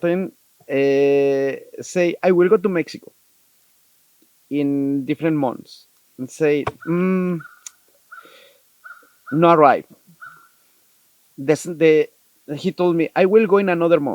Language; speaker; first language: English; non-native, learner; Spanish